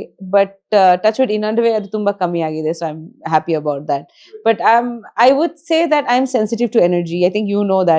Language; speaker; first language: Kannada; non-native, fluent; Bangla